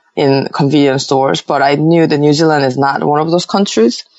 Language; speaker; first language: English; non-native, fluent; Korean